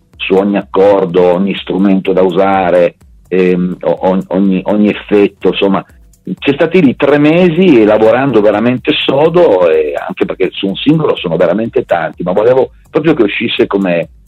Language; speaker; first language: Italian; native; Italian